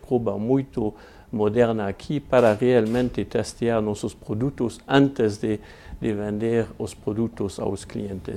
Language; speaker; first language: Portuguese; non-native, fluent; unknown